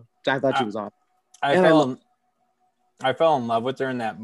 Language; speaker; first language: English; native; English